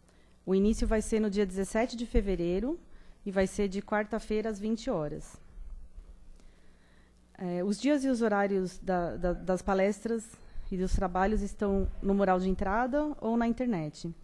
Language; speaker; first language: Portuguese; native; Portuguese